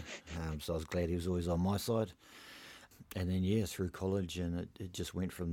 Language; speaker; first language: English; native; English